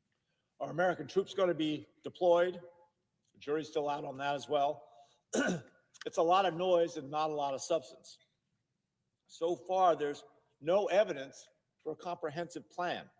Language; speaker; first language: English; native; English